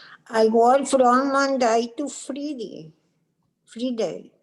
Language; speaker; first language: English; non-native, learner; Spanish